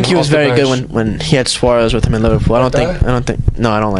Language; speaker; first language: English; native; English